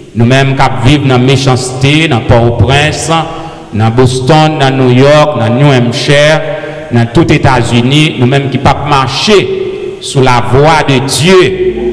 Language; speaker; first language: French; native; French